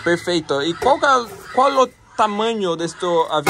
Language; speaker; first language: Spanish; non-native, learner; Portuguese